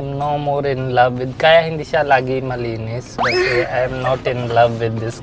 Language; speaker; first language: Filipino; non-native, learner; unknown